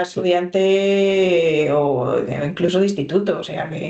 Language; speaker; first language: Spanish; native; Spanish